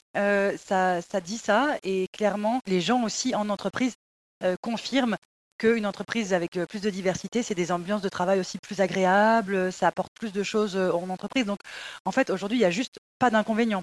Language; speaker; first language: French; native; French